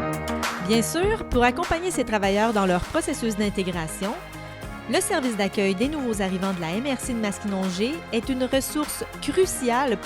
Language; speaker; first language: French; native; French